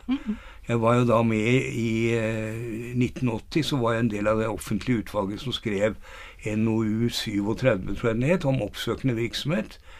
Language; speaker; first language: Norwegian; native; Norwegian